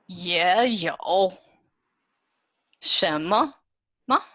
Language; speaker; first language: Chinese; non-native, fluent; English